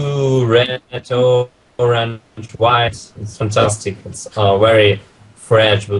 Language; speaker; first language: English; non-native, learner; Russian